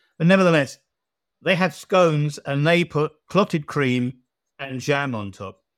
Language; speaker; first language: English; native; English